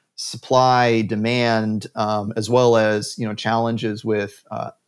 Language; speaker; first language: English; native; English